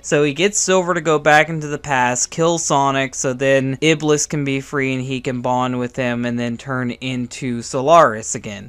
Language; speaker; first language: English; native; English